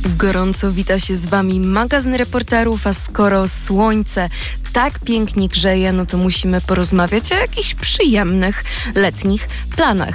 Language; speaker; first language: Polish; native; Polish